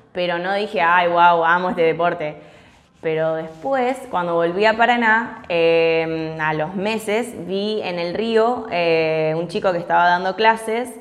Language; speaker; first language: Spanish; early bilingual, other home language; English